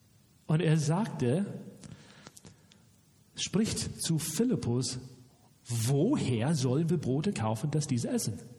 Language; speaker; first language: German; non-native, fluent; English